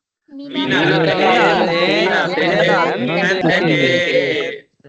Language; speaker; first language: Finnish; non-native, learner; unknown